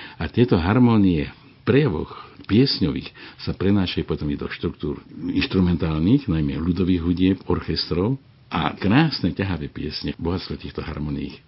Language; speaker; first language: Slovak; native; Slovak